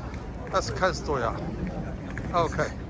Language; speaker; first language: German; non-native, fluent; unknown